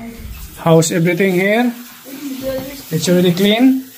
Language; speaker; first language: English; non-native, local second language; Filipino